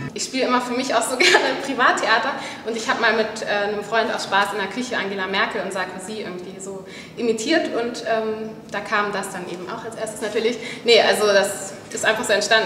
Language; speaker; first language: German; native; German